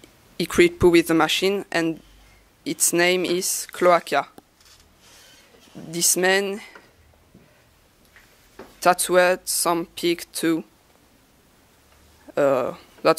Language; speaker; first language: English; non-native, learner; French